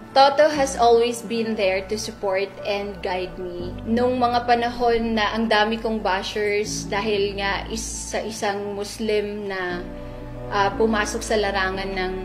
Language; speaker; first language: Filipino; non-native, local second language; Maguindanaon